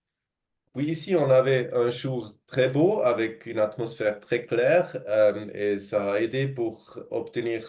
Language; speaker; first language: French; non-native, fluent; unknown